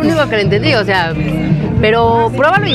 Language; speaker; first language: Spanish; native; Spanish